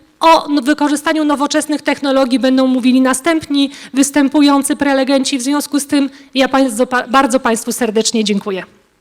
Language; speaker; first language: Polish; native; Polish